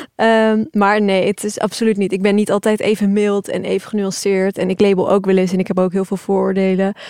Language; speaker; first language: Dutch; early bilingual, other home language; Turkish